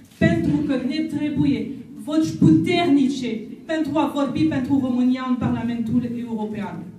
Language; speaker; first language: Romanian; non-native, fluent; French